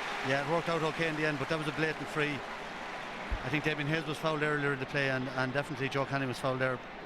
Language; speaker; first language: English; native; English